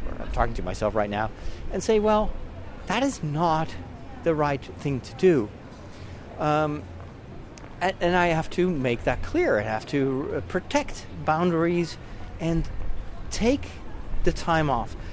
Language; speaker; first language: English; non-native, fluent; Dutch